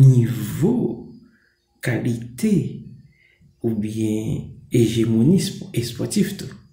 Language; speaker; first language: French; non-native, local second language; Haitian Creole